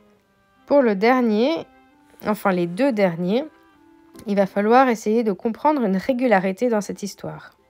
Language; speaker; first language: French; native; French